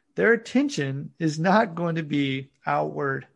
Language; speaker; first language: English; native; English